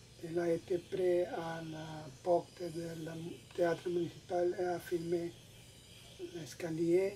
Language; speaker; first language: French; non-native, learner; Spanish